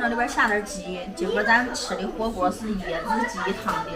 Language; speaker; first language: Chinese; native; Chinese